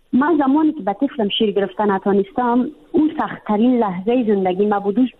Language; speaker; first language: Persian; native; Persian